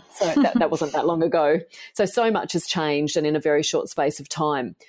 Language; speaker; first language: English; native; English